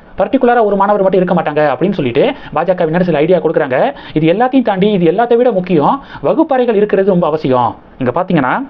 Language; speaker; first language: Tamil; native; Tamil